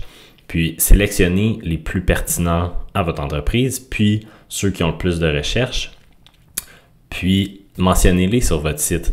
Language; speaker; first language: French; native; French